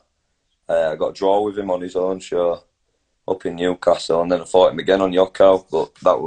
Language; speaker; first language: English; native; English